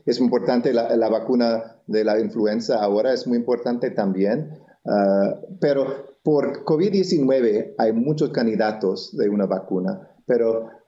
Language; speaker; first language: Spanish; non-native, local second language; English